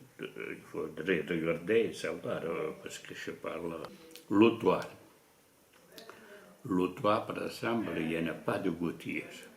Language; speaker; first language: French; non-native, fluent; Italian